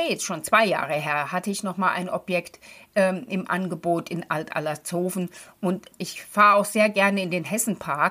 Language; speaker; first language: German; native; German